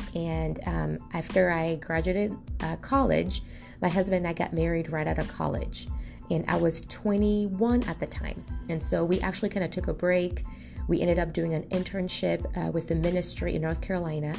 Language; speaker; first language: English; non-native, fluent; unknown